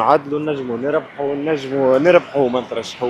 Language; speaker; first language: Arabic; native; Arabic